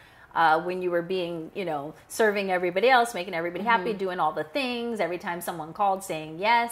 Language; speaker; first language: English; native; English